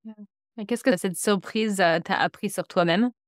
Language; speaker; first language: French; non-native, fluent; English